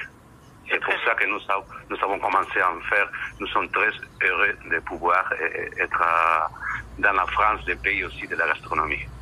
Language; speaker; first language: French; non-native, learner; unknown